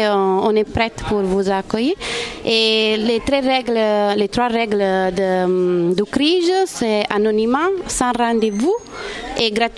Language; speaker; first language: French; non-native, fluent; Italian